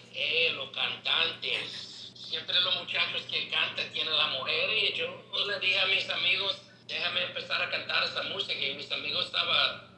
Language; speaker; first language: Spanish; non-native, learner; English